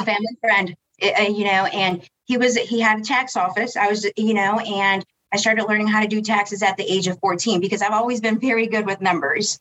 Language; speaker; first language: English; early bilingual, other home language; Spanish